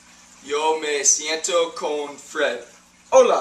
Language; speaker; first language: Spanish; non-native, learner; English